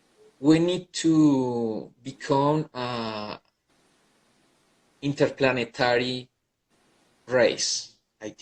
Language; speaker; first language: English; non-native, learner; Spanish